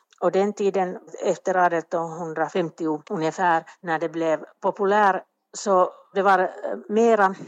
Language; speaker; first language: Swedish; non-native, local second language; Finnish